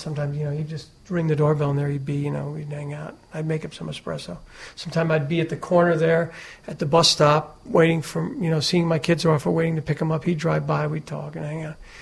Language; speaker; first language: English; native; English